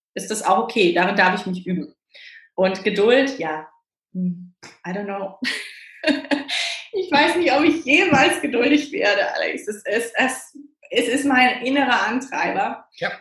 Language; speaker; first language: German; native; German